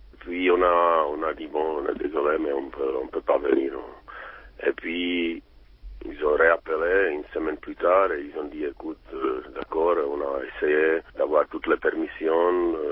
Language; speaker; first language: French; non-native, fluent; Czech